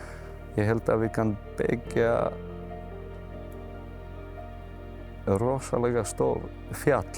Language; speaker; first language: Icelandic; non-native, learner; Polish